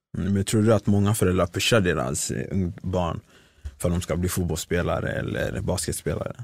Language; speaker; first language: Swedish; early bilingual, other home language; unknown